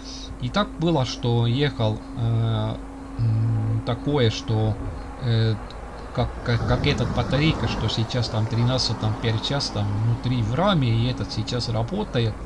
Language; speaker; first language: Russian; non-native, local second language; Estonian